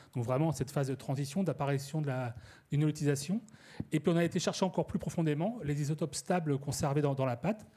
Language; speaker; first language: French; native; French